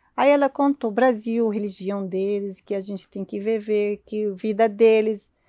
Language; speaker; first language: Portuguese; non-native, learner; Arabic